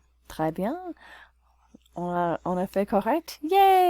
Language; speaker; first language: French; non-native, fluent; English